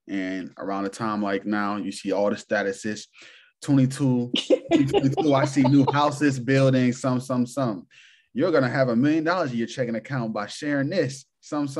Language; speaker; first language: English; native; English